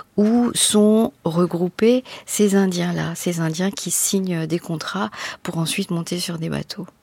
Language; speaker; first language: French; non-native, local second language; Morisyen